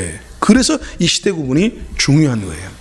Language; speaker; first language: Korean; native; Korean